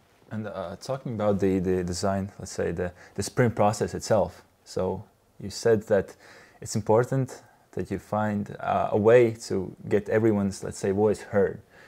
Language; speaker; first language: English; non-native, fluent; Latvian